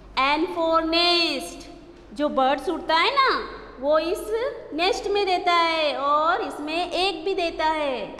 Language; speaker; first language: Hindi; non-native, local second language; Gujarati